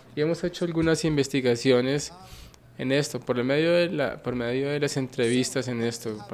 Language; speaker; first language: Spanish; non-native, fluent; Finnish